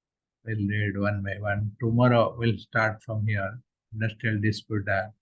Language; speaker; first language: English; non-native, local second language; Odia